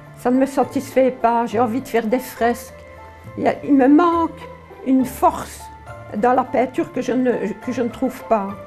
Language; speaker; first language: French; early bilingual, other home language; Polish